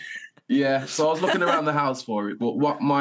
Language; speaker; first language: English; native; English